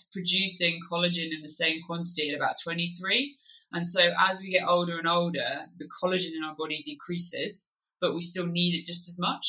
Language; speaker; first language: English; native; English